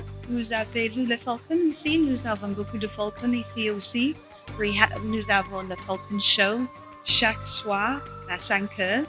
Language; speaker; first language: French; non-native, learner; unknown